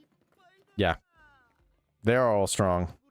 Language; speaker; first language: English; native; English